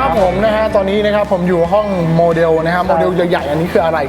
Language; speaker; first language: Thai; native; Thai